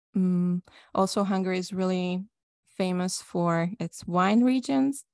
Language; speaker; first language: English; non-native, fluent; Hungarian